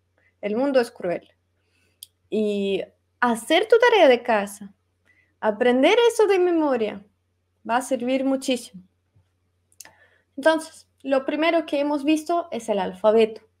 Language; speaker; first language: Spanish; non-native, fluent; Russian